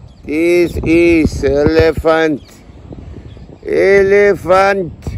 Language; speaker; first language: English; non-native, learner; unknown